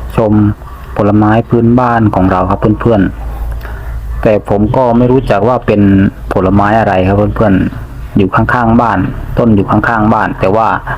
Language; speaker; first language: Thai; native; Thai